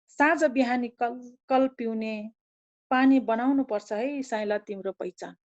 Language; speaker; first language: Nepali; non-native, local second language; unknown